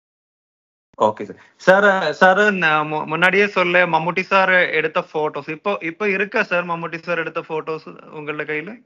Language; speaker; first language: Tamil; non-native, local second language; Malayalam